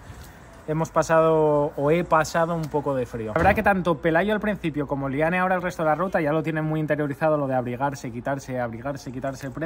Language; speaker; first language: Spanish; native; Spanish